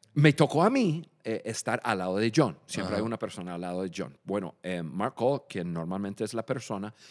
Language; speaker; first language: Spanish; non-native, fluent; English